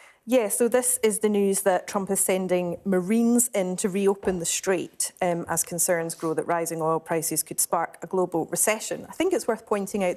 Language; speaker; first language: English; native; English